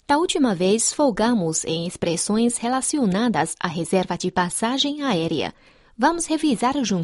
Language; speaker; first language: Portuguese; non-native, fluent; Chinese